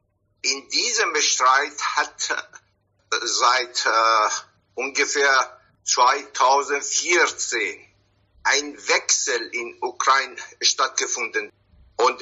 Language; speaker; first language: German; non-native, fluent; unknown